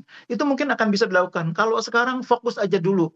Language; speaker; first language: Indonesian; native; Indonesian